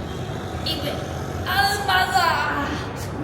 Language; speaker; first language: Korean; non-native, learner; Chinese